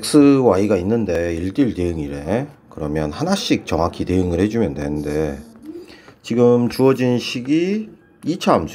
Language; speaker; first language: Korean; native; Korean